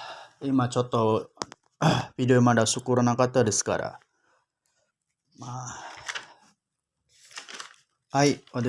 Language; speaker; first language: Japanese; non-native, learner; Indonesian